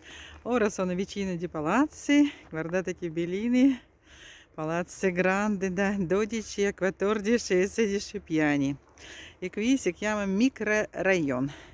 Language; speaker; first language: Italian; non-native, fluent; Russian